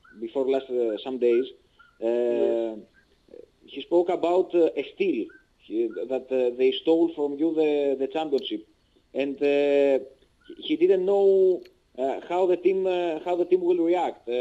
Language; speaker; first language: English; non-native, learner; Greek